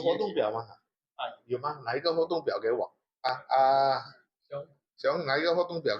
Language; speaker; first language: Chinese; non-native, local second language; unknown